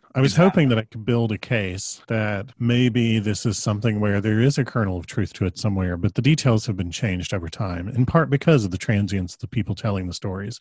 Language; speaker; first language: English; native; English